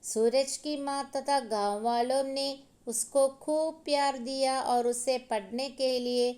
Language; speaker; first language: Hindi; non-native, local second language; Malayalam